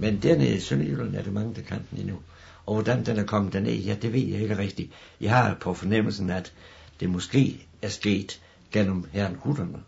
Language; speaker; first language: Danish; native; Danish